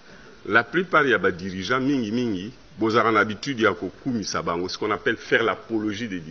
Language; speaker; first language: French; non-native, local second language; Lingala